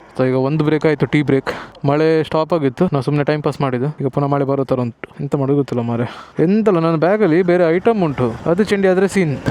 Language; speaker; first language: Kannada; non-native, local second language; Tulu